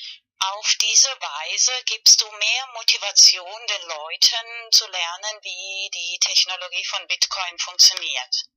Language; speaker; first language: German; non-native, fluent; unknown